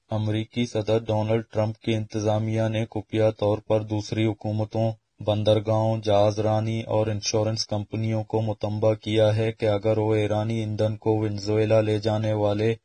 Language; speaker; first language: Urdu; non-native, local second language; Baluchi